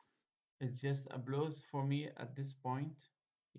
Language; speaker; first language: English; non-native, fluent; Arabic